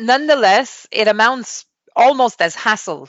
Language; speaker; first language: English; non-native, fluent; French